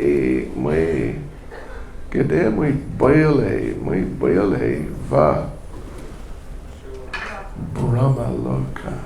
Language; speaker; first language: Russian; non-native, learner; English